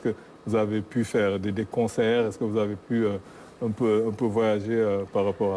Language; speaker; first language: French; non-native, local second language; Wolof